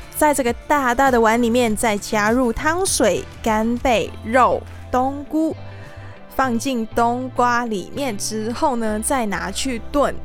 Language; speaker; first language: Chinese; non-native, fluent; Cantonese